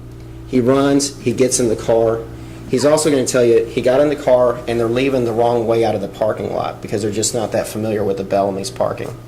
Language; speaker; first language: English; native; English